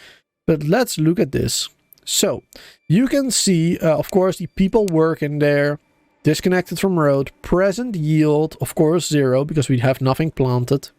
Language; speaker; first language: English; native; English